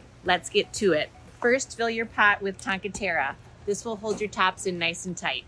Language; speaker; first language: English; native; English